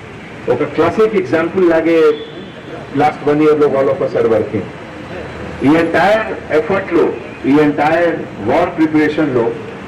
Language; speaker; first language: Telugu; non-native, local second language; Hindi